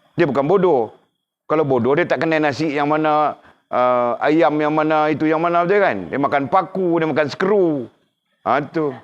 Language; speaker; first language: Malay; native; Malay